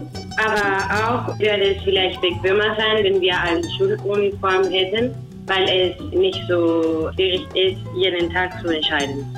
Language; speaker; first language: German; non-native, fluent; Spanish